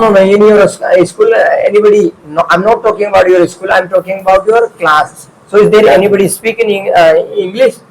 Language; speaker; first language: English; non-native, fluent; Hindi